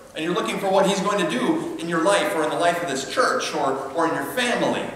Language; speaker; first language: English; native; English